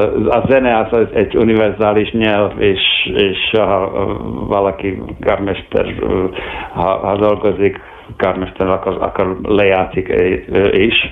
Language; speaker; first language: Hungarian; non-native, fluent; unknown